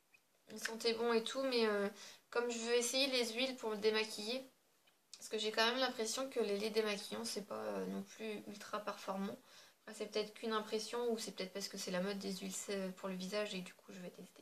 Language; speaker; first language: French; native; French